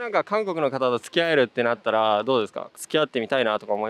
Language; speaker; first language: Japanese; native; Japanese